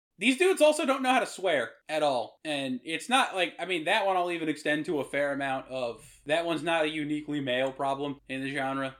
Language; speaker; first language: English; native; English